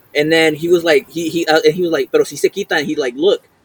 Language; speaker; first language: English; early bilingual, other home language; Spanish